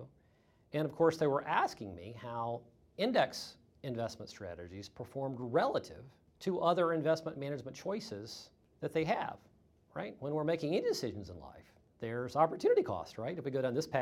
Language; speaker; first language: English; native; English